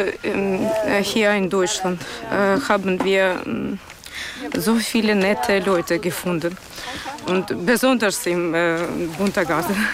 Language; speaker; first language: German; non-native, learner; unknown